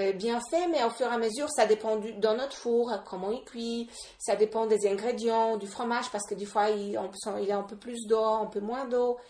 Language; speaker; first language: French; non-native, fluent; Polish